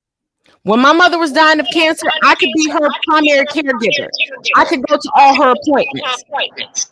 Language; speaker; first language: English; native; English